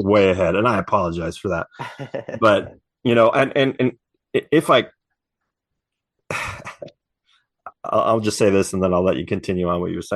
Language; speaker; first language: English; native; English